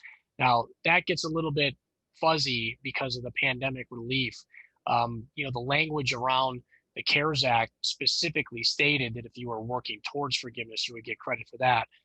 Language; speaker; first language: English; native; English